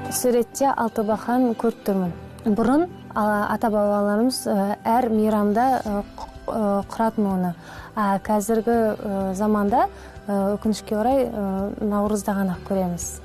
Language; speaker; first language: Kazakh; non-native, local second language; Russian